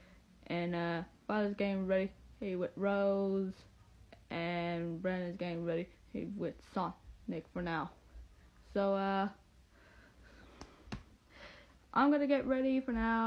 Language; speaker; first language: English; native; English